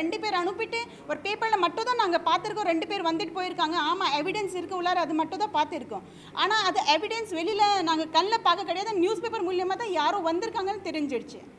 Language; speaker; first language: Tamil; non-native, local second language; Hindi